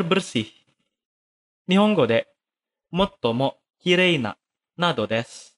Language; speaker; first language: Japanese; non-native, fluent; Indonesian